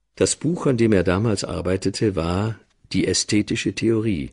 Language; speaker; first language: German; native; German